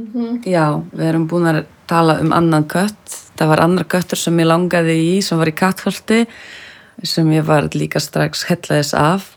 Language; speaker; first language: Icelandic; non-native, local second language; Polish